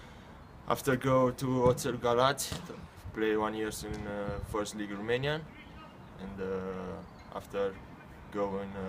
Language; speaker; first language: English; non-native, learner; Romanian